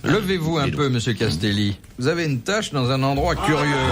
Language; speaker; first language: French; native; French